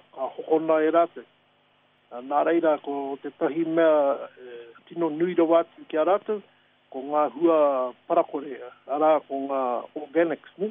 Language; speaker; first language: Māori; native; Māori